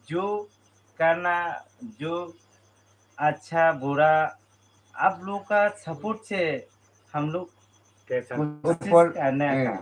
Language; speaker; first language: Hindi; non-native, local second language; Kok Borok